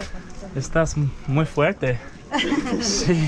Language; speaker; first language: Spanish; non-native, learner; English